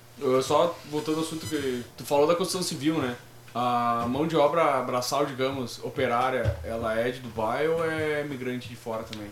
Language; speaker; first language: Portuguese; native; Portuguese